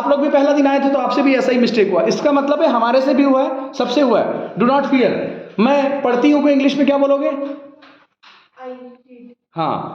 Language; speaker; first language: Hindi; native; Hindi